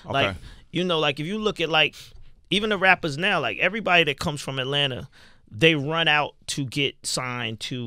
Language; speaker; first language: English; native; English